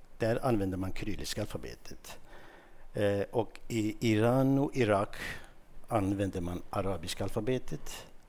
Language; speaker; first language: Swedish; non-native, fluent; Kurdish